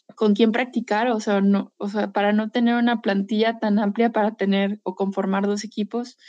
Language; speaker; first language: Spanish; native; Spanish